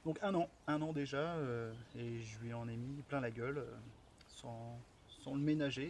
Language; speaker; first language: French; native; French